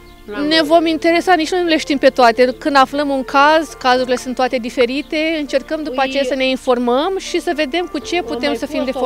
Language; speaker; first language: Romanian; native; Romanian